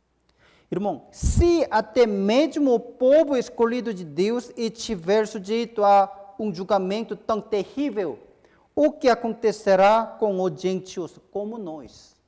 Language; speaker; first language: Portuguese; non-native, fluent; Korean